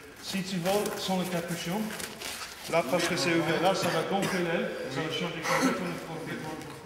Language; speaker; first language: French; non-native, fluent; English